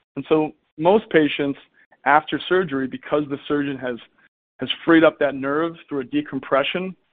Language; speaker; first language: English; native; English